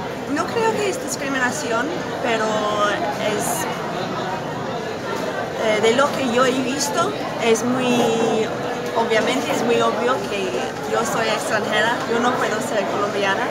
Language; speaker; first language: Spanish; non-native, fluent; English